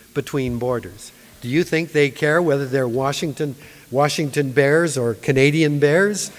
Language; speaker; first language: English; native; English